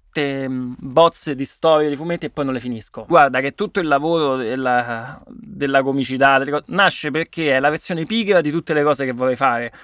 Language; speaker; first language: Italian; native; Italian